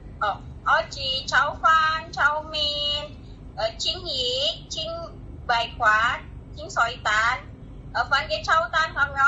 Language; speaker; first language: Chinese; non-native, learner; Indonesian